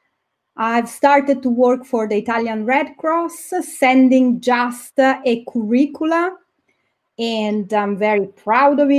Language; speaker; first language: English; non-native, fluent; Italian